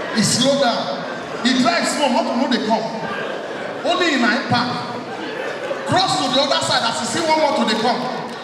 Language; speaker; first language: Nigerian Pidgin; non-native, local second language; Yoruba